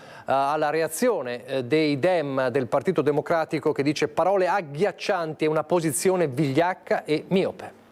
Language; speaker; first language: Italian; native; Italian